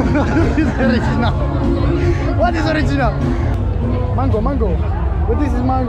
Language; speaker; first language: English; non-native, fluent; Italian